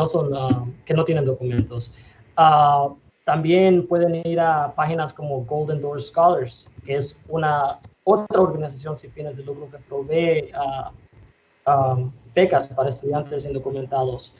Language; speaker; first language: Spanish; early bilingual, other home language; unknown